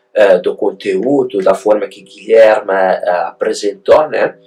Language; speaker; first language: Portuguese; non-native, fluent; Italian